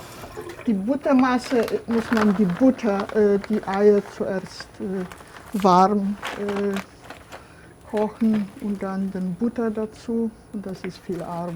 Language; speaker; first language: German; non-native, fluent; Polish